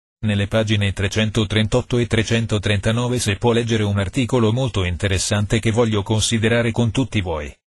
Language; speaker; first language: Italian; non-native, learner; Spanish